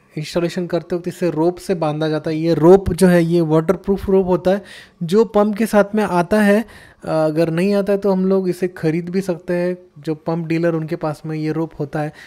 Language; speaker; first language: Hindi; native; Hindi